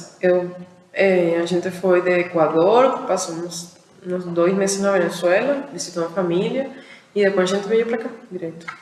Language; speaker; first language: Portuguese; non-native, fluent; Spanish